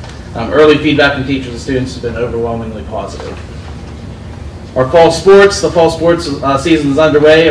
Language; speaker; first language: English; native; English